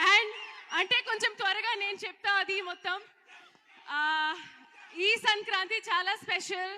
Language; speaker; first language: Telugu; non-native, learner; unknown